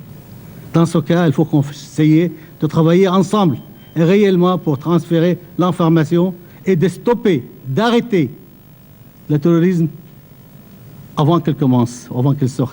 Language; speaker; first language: French; non-native, fluent; Arabic